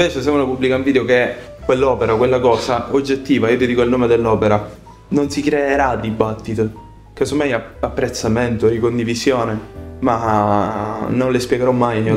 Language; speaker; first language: Italian; native; Italian